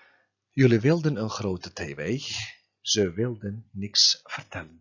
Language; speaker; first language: Dutch; non-native, fluent; Turkish